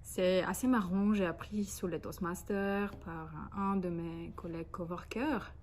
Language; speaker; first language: French; non-native, fluent; Slovenian